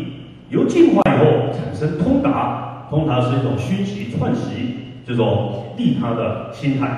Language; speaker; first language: Chinese; native; Chinese